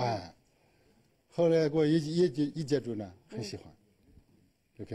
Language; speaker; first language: Chinese; native; Chinese